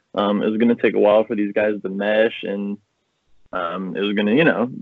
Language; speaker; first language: English; native; English